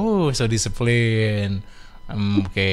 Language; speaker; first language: English; non-native, fluent; Indonesian